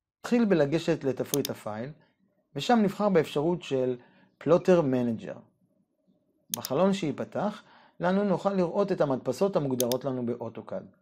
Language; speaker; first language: Hebrew; native; Hebrew